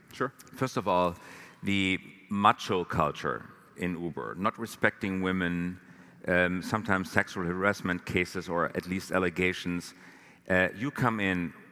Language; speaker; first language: English; non-native, fluent; German